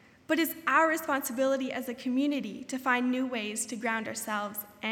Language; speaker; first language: English; native; English